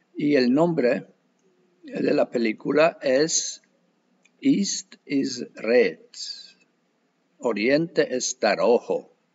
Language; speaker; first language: Spanish; non-native, fluent; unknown